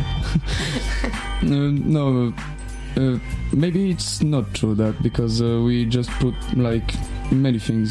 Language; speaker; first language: English; non-native, learner; French